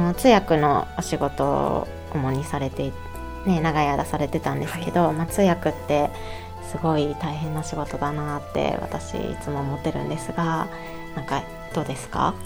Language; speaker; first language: Japanese; native; Japanese